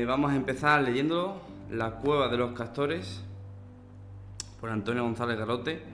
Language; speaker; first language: Spanish; native; Spanish